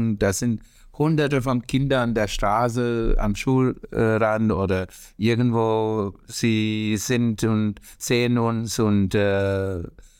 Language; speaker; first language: German; non-native, fluent; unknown